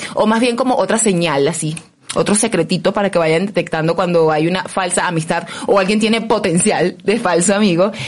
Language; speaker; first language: Spanish; native; Spanish